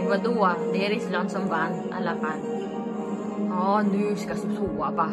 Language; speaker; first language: Swedish; non-native, learner; Filipino